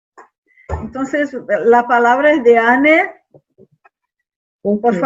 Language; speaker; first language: Spanish; non-native, fluent; Portuguese